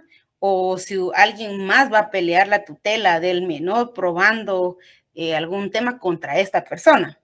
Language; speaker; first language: Spanish; native; Spanish